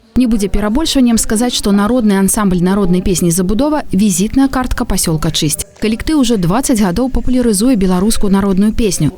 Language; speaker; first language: Belarusian; native; Belarusian